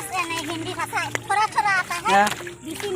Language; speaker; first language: Hindi; non-native, learner; Bodo